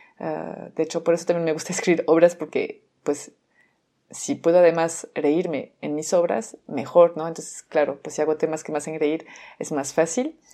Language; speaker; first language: Spanish; non-native, fluent; French